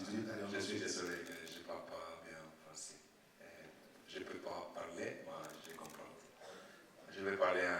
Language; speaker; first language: French; non-native, learner; Italian